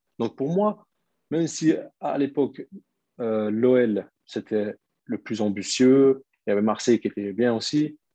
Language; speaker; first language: French; early bilingual, other home language; Turkish